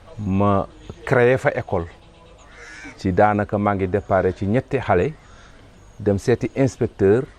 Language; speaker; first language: Wolof; non-native, local second language; Fula